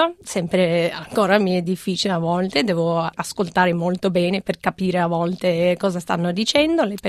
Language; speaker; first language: Italian; non-native, fluent; English